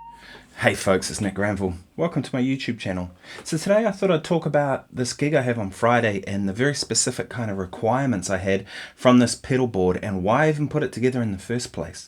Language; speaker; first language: English; native; English